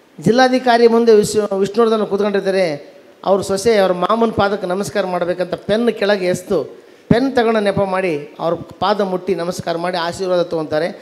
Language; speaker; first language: Kannada; native; Kannada